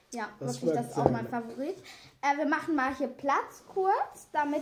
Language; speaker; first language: German; native; German